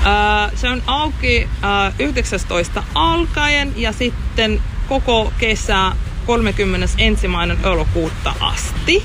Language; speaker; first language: Finnish; non-native, fluent; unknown